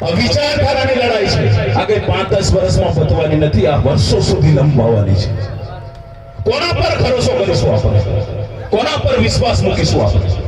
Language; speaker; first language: Gujarati; non-native, local second language; Rathawi